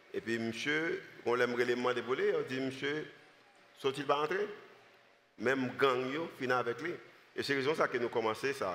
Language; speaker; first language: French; non-native, local second language; Haitian Creole